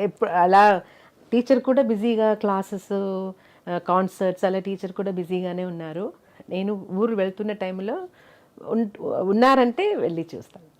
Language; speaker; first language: Telugu; non-native, local second language; Malayalam